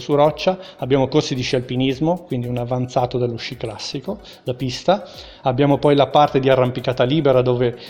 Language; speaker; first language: Italian; native; Italian